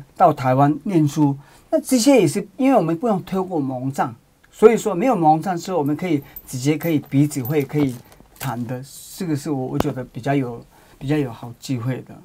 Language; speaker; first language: Chinese; non-native, learner; Tibetan